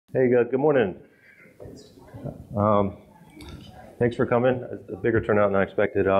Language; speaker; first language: English; native; English